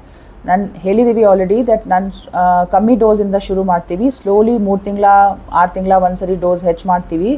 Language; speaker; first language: Kannada; non-native, fluent; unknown